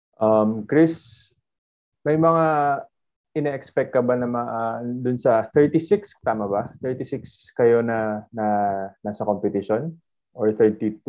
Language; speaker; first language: Filipino; native; Filipino